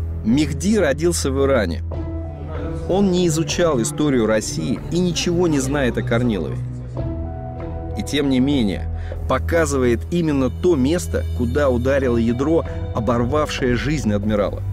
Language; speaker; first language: Russian; native; Russian